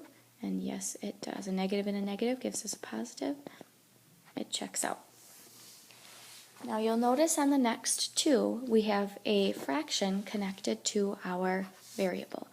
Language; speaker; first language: English; native; English